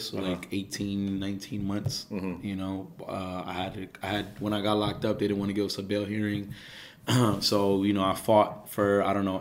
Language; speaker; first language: English; native; English